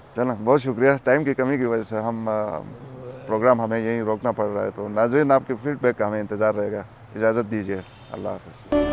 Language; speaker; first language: Urdu; non-native, local second language; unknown